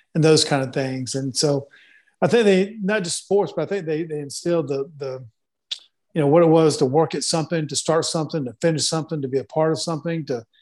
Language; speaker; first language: English; native; English